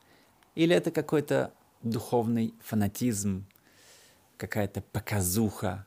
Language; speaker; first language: Russian; native; Russian